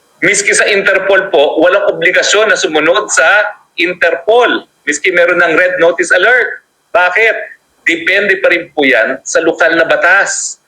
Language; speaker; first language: Filipino; native; Filipino